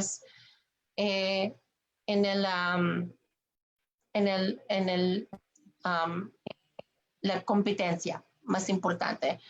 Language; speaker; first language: Spanish; non-native, learner; English